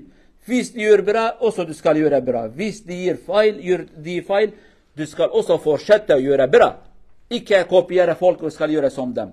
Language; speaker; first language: Swedish; non-native, learner; Kurdish